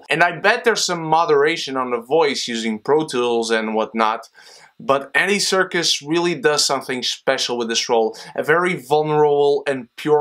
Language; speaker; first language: English; non-native, fluent; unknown